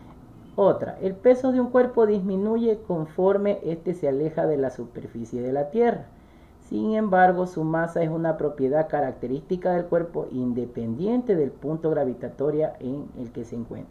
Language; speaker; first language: Spanish; native; Spanish